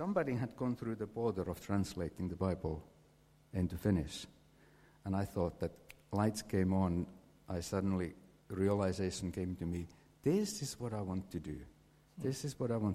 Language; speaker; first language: English; non-native, fluent; Finnish